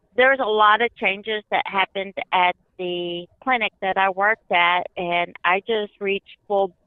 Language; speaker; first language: English; native; English